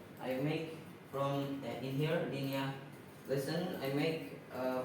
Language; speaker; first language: English; non-native, learner; Indonesian